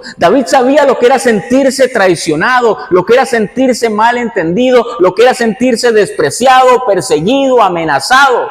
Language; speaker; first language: Spanish; native; Spanish